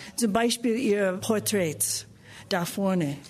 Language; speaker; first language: German; non-native, fluent; English